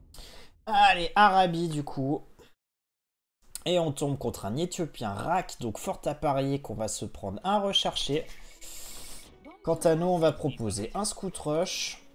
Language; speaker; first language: French; native; French